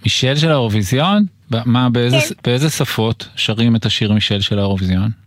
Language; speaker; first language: Hebrew; native; Hebrew